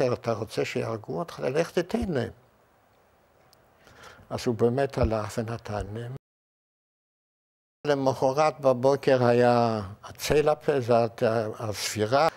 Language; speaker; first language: Hebrew; non-native, fluent; Yiddish